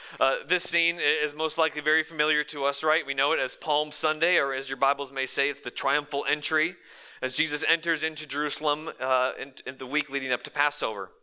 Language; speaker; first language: English; native; English